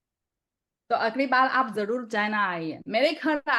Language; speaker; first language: Hindi; non-native, fluent; Chinese